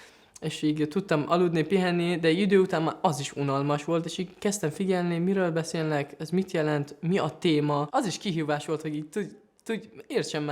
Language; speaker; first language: Hungarian; non-native, fluent; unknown